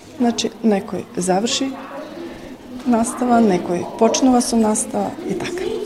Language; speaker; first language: Macedonian; early bilingual, heritage; Macedonian